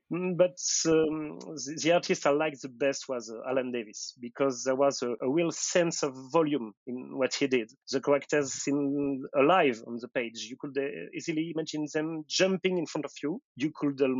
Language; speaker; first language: English; non-native, fluent; French